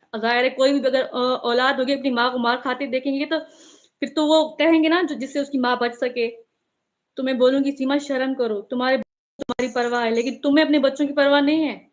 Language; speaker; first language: Urdu; non-native, local second language; Sindhi